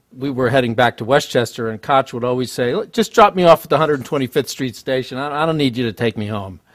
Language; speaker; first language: English; native; English